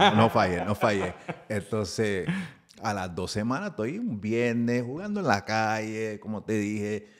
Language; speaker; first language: Spanish; early bilingual, heritage; Spanish